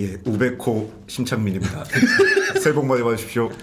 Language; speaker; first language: Korean; native; Korean